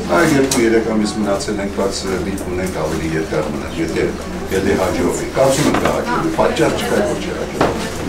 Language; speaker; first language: Armenian; native; Armenian